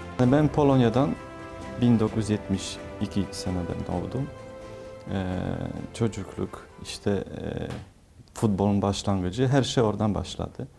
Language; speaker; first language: Turkish; non-native, fluent; Polish